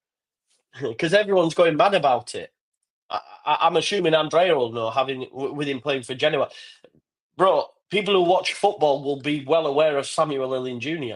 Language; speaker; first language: English; native; English